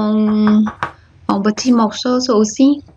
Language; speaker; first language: French; non-native, learner; Vietnamese